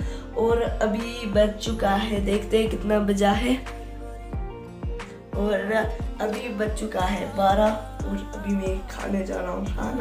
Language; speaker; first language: Hindi; non-native, local second language; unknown